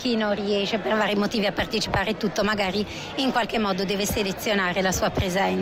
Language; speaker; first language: Italian; native; Italian